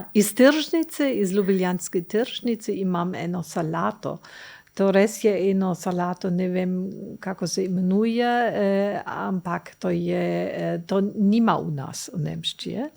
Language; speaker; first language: Slovenian; non-native, learner; German